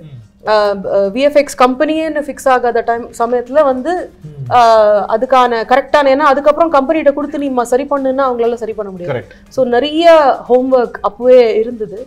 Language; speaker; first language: Tamil; native; Tamil